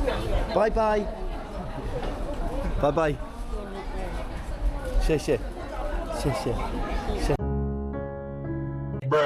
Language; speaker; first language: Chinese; non-native, learner; English